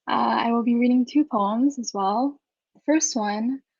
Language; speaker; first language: English; native; English